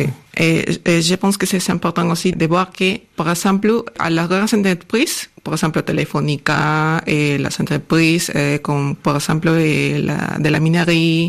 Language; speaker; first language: French; non-native, learner; Spanish